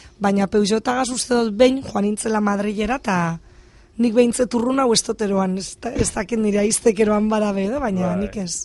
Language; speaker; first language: Basque; native; Basque